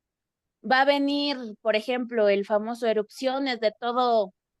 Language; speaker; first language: Spanish; native; Spanish